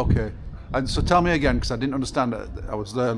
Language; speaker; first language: English; native; English